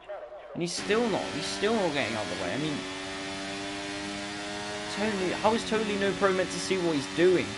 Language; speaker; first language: English; native; English